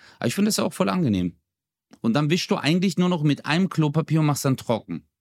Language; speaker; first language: German; early bilingual, other home language; Turkish